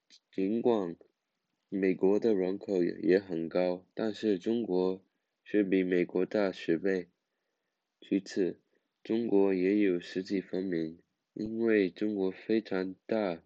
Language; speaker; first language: Chinese; non-native, learner; English